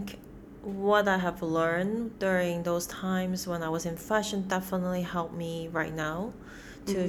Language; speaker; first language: English; non-native, local second language; Cantonese